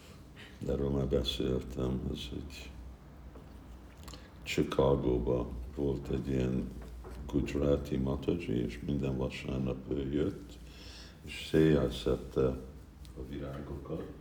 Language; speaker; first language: Hungarian; early bilingual, heritage; Hungarian